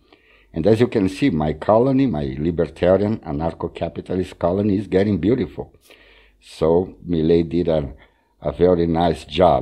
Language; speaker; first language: English; non-native, fluent; Portuguese